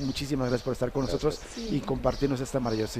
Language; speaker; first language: Spanish; native; Spanish